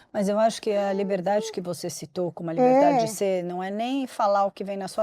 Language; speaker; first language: Portuguese; native; Portuguese